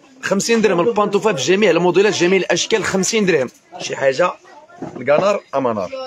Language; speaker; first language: Arabic; native; Arabic